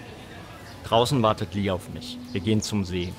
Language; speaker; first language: German; native; German